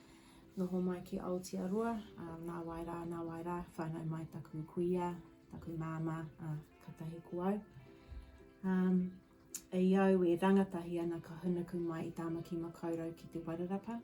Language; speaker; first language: Māori; non-native, local second language; English